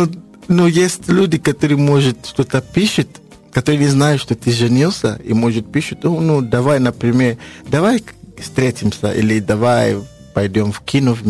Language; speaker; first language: Russian; non-native, learner; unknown